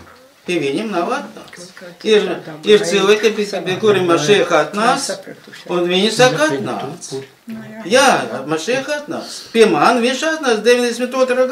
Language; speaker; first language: Latvian; non-native, local second language; Russian